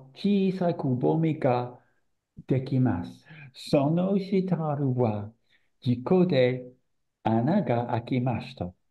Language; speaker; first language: Japanese; non-native, learner; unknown